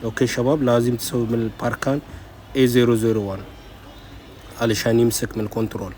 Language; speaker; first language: Arabic; non-native, learner; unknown